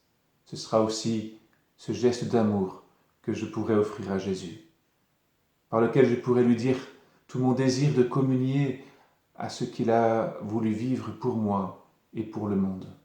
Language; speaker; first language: French; native; French